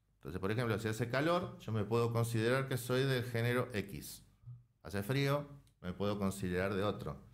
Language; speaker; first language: Spanish; native; Spanish